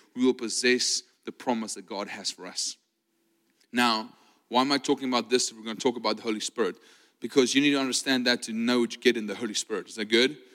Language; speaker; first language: English; non-native, local second language; Afrikaans